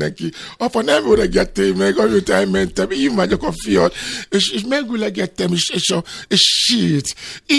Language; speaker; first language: Hungarian; non-native, fluent; Yoruba